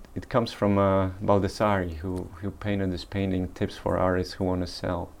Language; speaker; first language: English; early bilingual, other home language; Polish